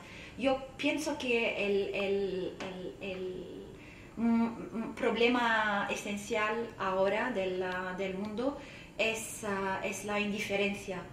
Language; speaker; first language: Spanish; non-native, fluent; Arabic